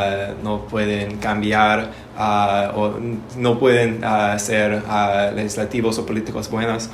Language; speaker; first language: Spanish; non-native, learner; English